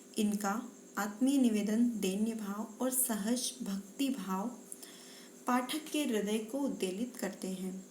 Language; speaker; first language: Hindi; native; Hindi